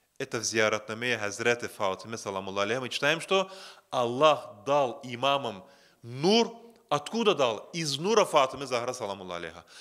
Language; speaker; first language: Russian; non-native, local second language; Azerbaijani